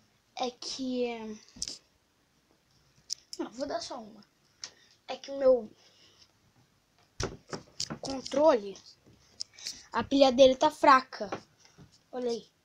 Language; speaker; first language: Portuguese; native; Portuguese